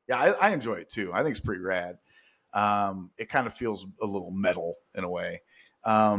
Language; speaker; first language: English; native; English